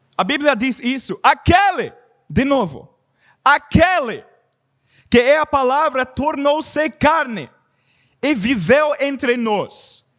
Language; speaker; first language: Portuguese; non-native, learner; English